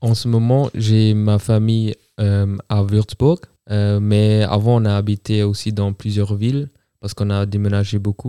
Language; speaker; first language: French; non-native, fluent; German